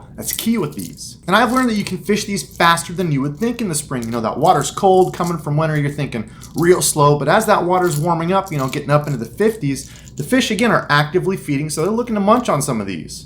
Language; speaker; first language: English; native; English